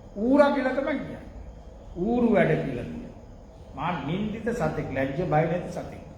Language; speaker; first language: Sinhala; native; Sinhala